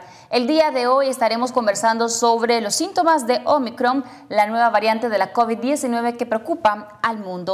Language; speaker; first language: Spanish; native; Spanish